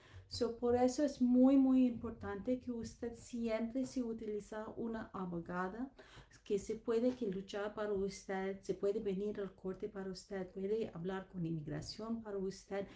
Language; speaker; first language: Spanish; non-native, learner; English